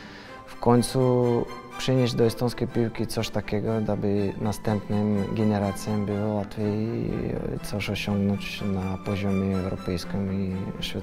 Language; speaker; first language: Polish; non-native, learner; Russian